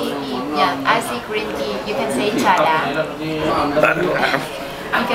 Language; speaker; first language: English; non-native, learner; Vietnamese